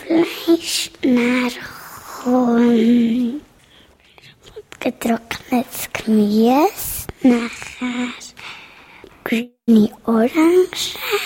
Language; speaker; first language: German; non-native, local second language; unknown